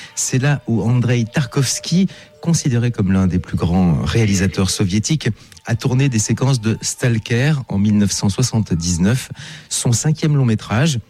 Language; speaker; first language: French; native; French